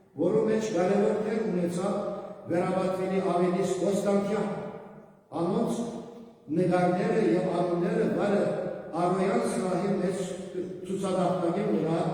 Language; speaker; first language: Armenian; native; Armenian